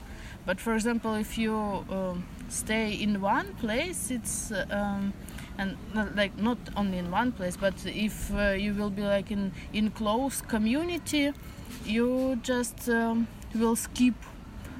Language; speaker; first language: English; non-native, fluent; Russian